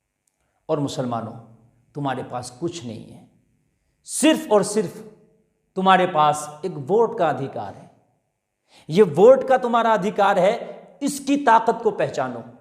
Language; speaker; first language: Urdu; native; Urdu